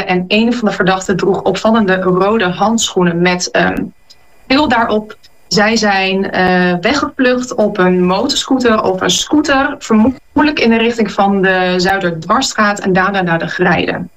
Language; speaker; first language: Dutch; native; Dutch